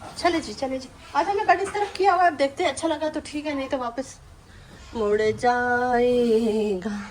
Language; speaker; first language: Urdu; non-native, local second language; Punjabi